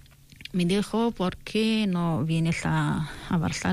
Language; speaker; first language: Spanish; non-native, learner; Arabic